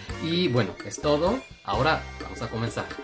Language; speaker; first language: Spanish; non-native, fluent; Japanese